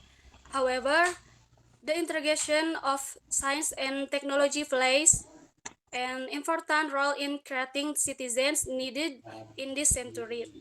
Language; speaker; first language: English; non-native, learner; Indonesian